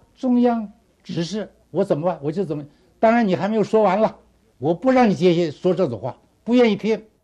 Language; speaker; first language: Chinese; native; Chinese